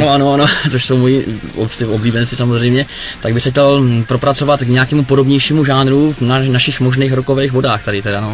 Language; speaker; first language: Czech; native; Czech